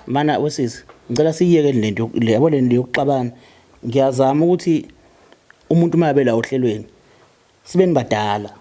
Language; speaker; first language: Zulu; native; Zulu